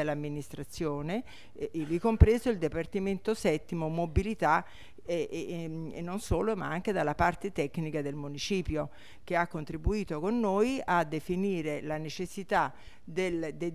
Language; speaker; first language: Italian; native; Italian